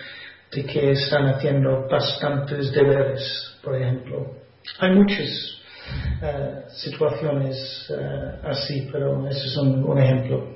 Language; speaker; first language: Spanish; non-native, fluent; English